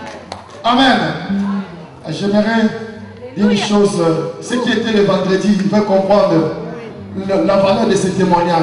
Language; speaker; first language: French; non-native, local second language; Lingala